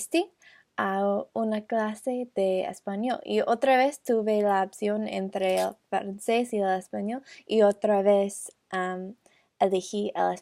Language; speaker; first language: Spanish; non-native, learner; English